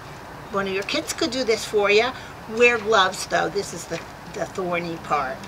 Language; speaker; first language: English; native; English